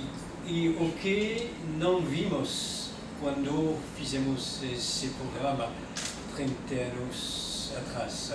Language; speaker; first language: Portuguese; non-native, learner; French